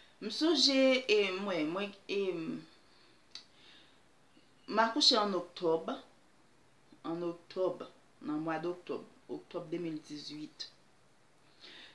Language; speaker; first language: French; non-native, learner; Haitian Creole